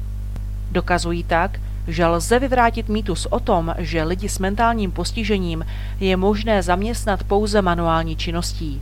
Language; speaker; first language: Czech; native; Czech